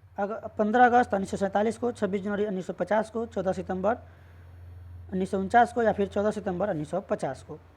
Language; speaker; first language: Hindi; native; Hindi